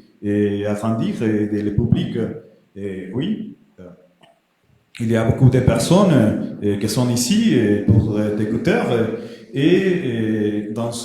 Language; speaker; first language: French; non-native, fluent; Spanish